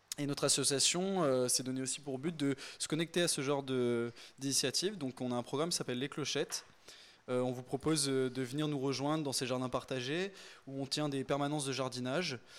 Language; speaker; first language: French; native; French